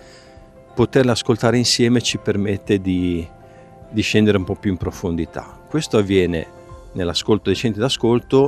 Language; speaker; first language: Italian; native; Italian